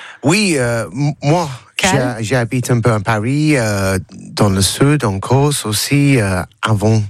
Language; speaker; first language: French; non-native, learner; English